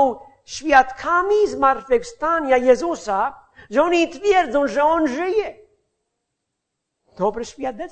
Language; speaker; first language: Polish; non-native, fluent; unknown